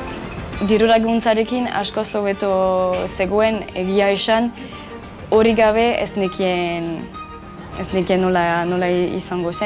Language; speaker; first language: Basque; non-native, local second language; French